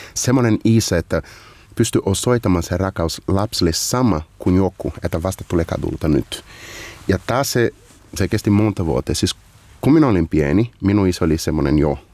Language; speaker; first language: Finnish; non-native, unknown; Portuguese